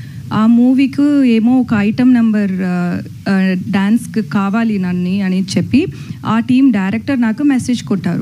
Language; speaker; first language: Telugu; non-native, learner; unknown